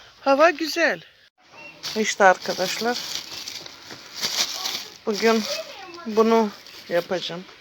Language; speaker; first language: Turkish; non-native, learner; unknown